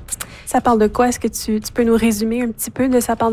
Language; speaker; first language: French; native; French